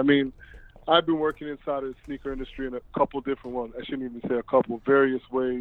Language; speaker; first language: English; native; English